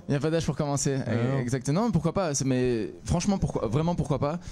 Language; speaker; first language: French; native; French